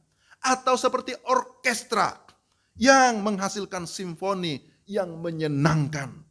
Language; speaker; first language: Indonesian; native; Indonesian